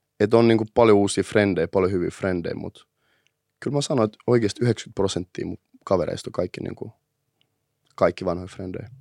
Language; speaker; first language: Finnish; native; Finnish